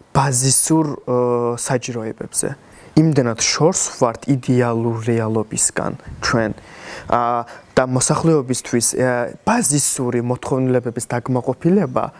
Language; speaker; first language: Georgian; non-native, local second language; Azerbaijani